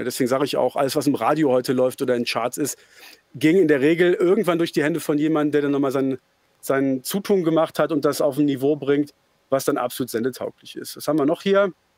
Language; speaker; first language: German; native; German